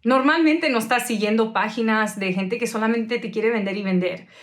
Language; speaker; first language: Spanish; early bilingual, heritage; Spanish